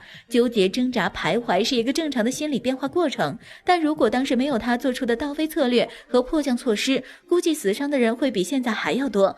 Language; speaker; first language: Chinese; native; Chinese